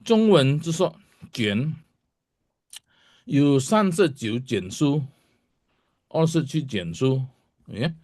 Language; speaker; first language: Chinese; non-native, fluent; Indonesian